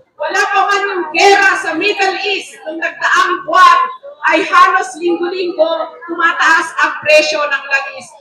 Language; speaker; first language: Filipino; native; Filipino